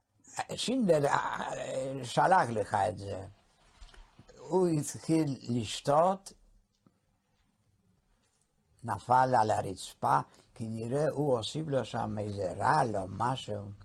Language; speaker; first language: Hebrew; non-native, fluent; Polish